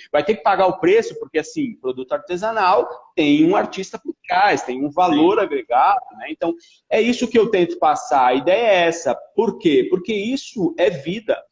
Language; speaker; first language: Portuguese; early bilingual, other home language; Italian